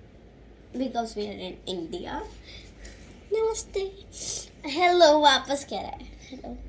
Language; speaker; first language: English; non-native, local second language; Hindi